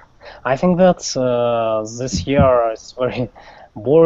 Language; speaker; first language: English; non-native, learner; Russian